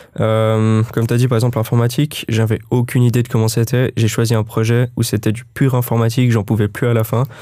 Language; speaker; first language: French; native; French